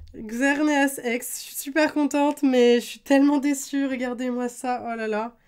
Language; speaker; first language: French; native; French